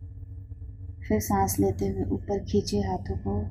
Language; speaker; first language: Hindi; native; Hindi